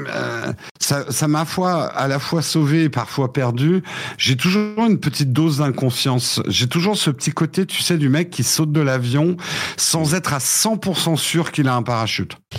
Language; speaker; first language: French; early bilingual, other home language; English